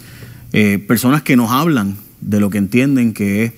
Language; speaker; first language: Spanish; native; Spanish